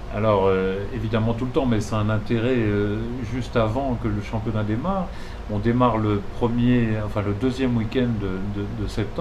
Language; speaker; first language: French; native; French